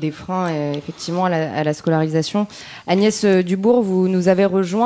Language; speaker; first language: French; native; French